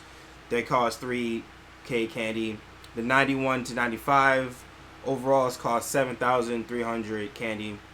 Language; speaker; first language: English; native; English